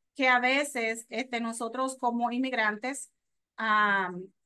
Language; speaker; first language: Spanish; native; Spanish